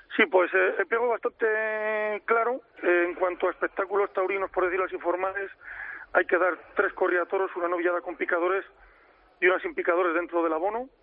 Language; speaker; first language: Spanish; native; Spanish